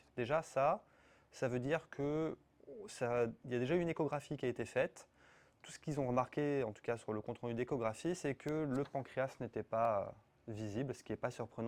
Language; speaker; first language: French; native; French